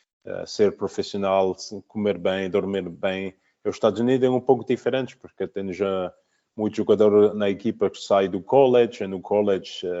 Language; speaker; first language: Portuguese; early bilingual, heritage; Portuguese